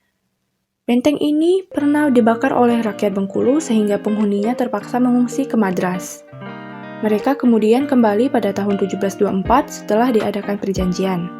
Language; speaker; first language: Indonesian; native; Indonesian